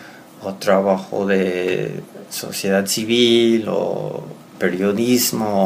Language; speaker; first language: Spanish; non-native, fluent; English